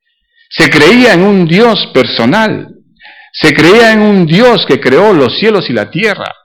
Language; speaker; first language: Spanish; native; Spanish